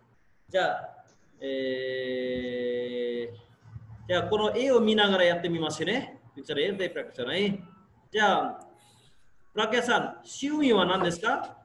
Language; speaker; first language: Japanese; non-native, fluent; Nepali